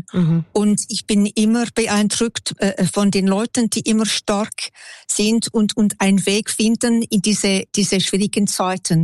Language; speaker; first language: German; non-native, local second language; French